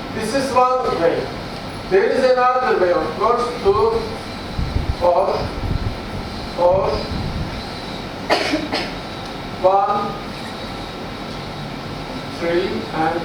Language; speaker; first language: English; non-native, fluent; Turkish